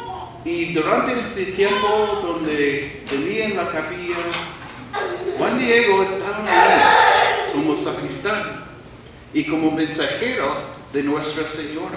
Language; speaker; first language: Spanish; non-native, fluent; English